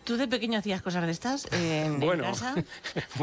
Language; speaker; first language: Spanish; native; Spanish